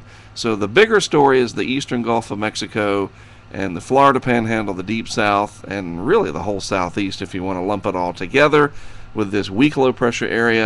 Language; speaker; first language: English; native; English